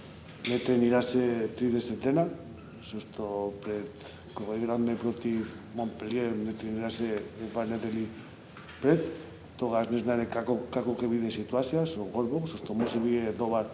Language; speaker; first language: Macedonian; non-native, learner; Spanish